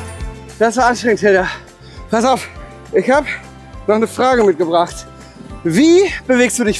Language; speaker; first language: German; native; German